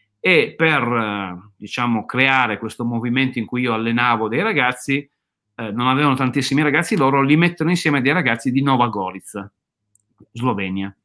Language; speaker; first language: Italian; native; Italian